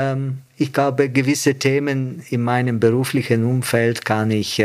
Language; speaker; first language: German; non-native, fluent; Bulgarian